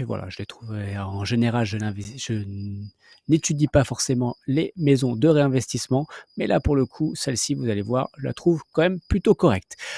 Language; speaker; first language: French; native; French